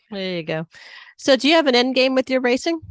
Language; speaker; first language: English; native; English